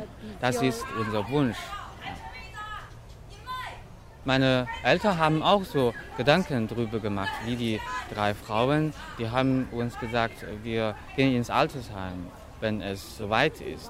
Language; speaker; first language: German; non-native, fluent; Chinese